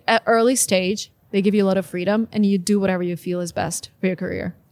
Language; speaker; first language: English; non-native, fluent; Russian